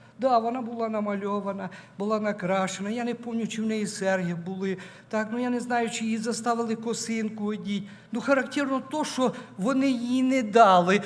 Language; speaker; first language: Ukrainian; native; Ukrainian